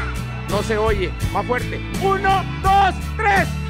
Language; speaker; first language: Spanish; native; Spanish